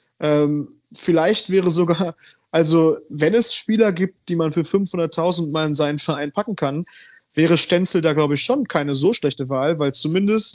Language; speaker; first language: German; native; German